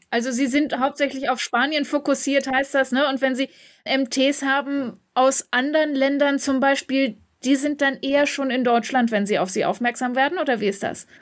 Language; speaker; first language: German; native; German